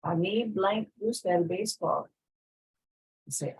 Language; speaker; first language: Spanish; non-native, fluent; English